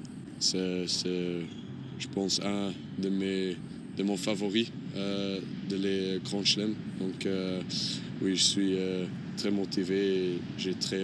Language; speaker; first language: French; non-native, local second language; Dutch